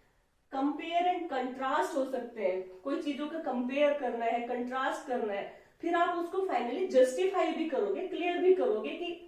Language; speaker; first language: Hindi; native; Hindi